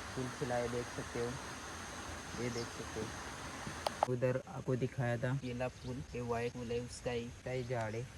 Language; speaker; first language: Hindi; non-native, local second language; Marathi